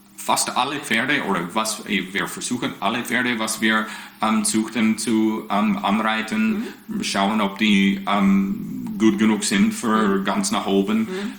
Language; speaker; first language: German; early bilingual, heritage; English